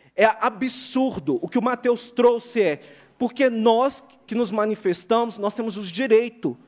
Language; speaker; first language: Portuguese; native; Portuguese